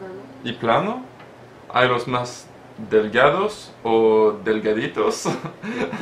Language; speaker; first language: Spanish; non-native, learner; French